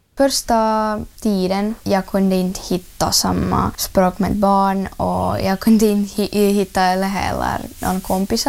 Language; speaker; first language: Swedish; non-native, learner; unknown